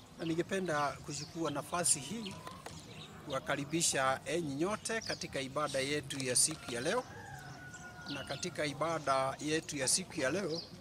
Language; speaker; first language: Swahili; non-native, local second language; Kikuyu